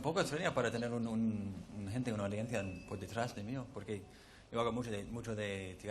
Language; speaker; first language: Spanish; early bilingual, heritage; English